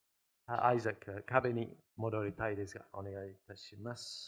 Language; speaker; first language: Japanese; non-native, fluent; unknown